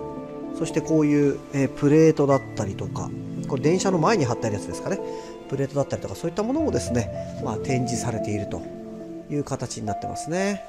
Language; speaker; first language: Japanese; native; Japanese